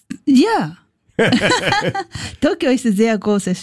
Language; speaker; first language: German; non-native, learner; Japanese